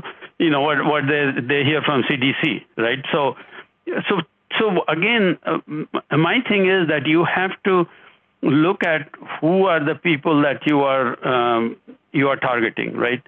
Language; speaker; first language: English; non-native, local second language; Hindi